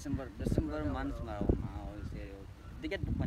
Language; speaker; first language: Tamil; non-native, learner; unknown